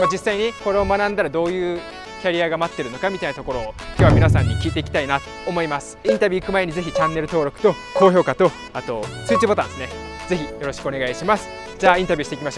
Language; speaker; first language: Japanese; native; Japanese